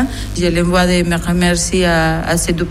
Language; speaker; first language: French; non-native, fluent; Spanish